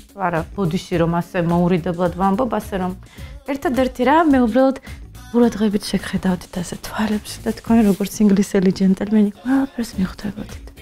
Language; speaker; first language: Georgian; native; Georgian